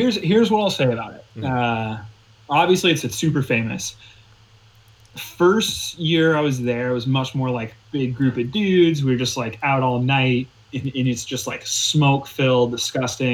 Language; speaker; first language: English; native; English